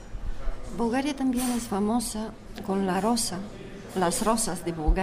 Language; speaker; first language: Spanish; non-native, learner; Bulgarian